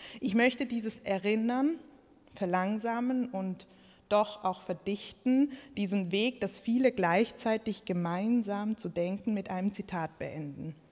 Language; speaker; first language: German; early bilingual, other home language; Croatian